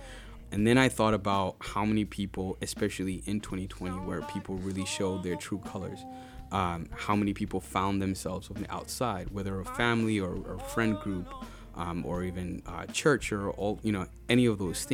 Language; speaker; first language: English; non-native, local second language; Ganda